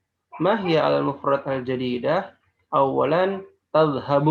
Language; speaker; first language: Arabic; non-native, fluent; Indonesian